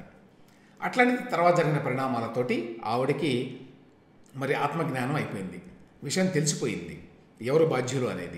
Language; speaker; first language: Telugu; native; Telugu